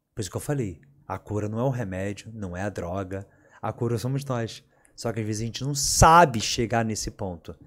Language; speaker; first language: Portuguese; native; Portuguese